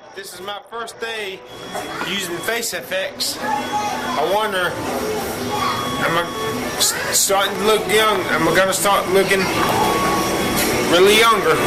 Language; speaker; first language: English; native; English